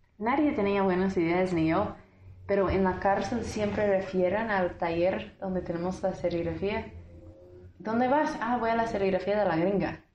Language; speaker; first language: Spanish; non-native, fluent; English